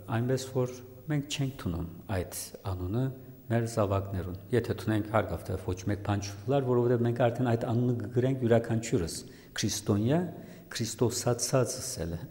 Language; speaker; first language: Armenian; native; Armenian